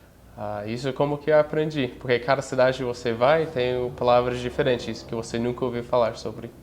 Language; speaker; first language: Portuguese; non-native, fluent; English